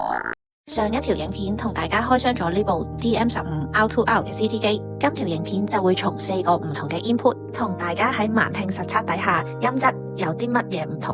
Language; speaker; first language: Chinese; native; Chinese